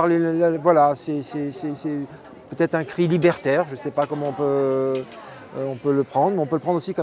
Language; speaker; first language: French; non-native, local second language; Arabic